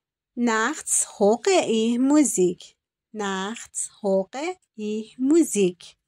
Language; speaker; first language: German; non-native, fluent; Persian